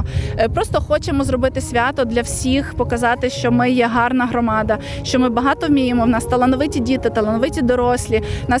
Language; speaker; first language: Ukrainian; native; Ukrainian